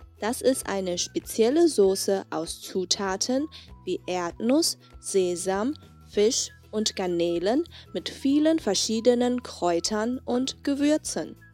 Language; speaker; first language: German; non-native, fluent; Chinese